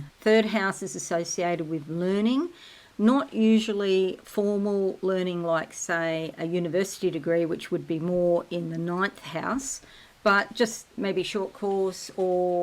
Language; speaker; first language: English; native; English